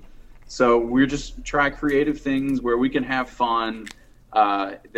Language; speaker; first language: English; native; English